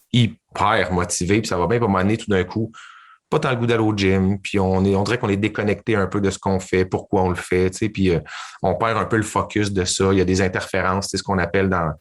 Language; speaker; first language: French; native; French